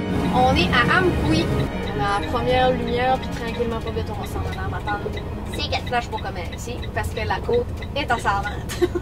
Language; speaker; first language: French; native; French